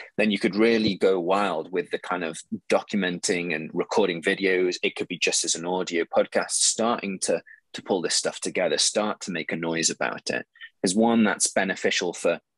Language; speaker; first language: English; native; English